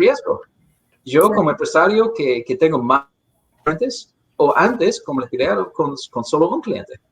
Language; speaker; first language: Spanish; non-native, fluent; English